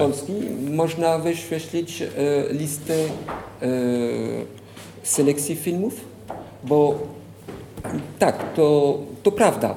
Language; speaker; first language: Polish; non-native, fluent; French